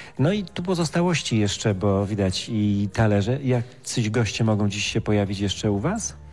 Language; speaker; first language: Polish; native; Polish